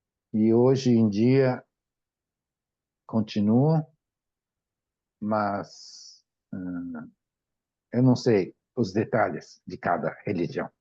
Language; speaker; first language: Portuguese; non-native, fluent; Japanese